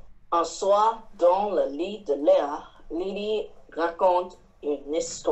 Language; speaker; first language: French; non-native, learner; Chinese